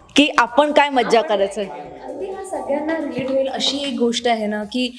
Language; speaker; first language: Marathi; native; Marathi